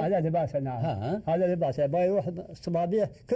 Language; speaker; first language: Arabic; native; Arabic